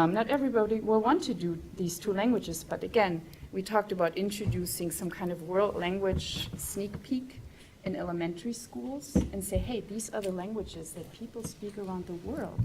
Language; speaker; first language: English; non-native, fluent; German